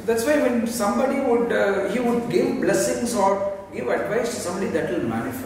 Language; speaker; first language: English; non-native, local second language; Tamil